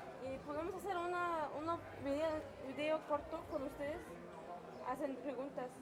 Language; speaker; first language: Spanish; non-native, learner; Mongolian